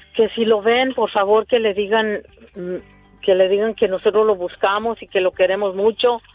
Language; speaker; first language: Spanish; early bilingual, heritage; Spanish